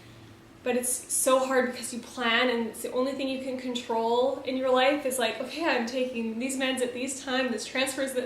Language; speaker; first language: English; native; English